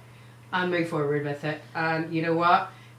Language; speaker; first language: English; native; English